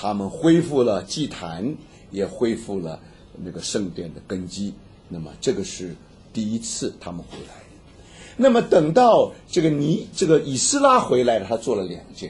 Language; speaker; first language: Chinese; native; Chinese